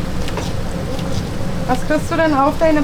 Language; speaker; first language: German; native; German